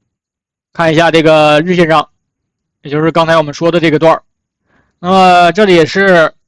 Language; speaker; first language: Chinese; native; Chinese